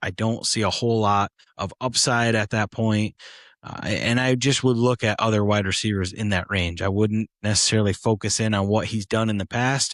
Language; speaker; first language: English; native; English